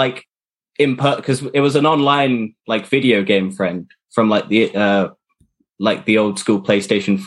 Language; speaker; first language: English; native; English